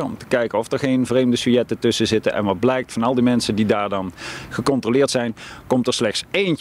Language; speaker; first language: Dutch; native; Dutch